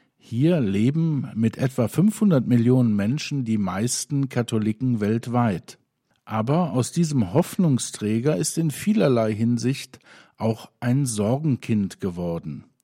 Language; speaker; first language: German; native; German